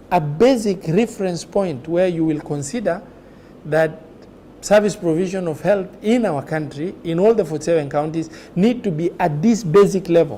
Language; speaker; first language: English; non-native, local second language; Somali